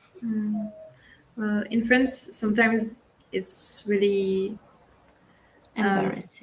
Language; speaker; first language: English; non-native, fluent; French